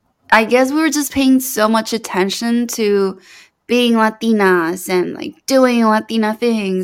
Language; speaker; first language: English; early bilingual, other home language; Spanish